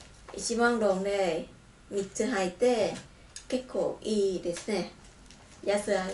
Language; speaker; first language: Japanese; non-native, learner; Vietnamese